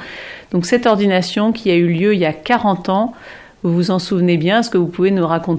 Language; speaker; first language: French; native; French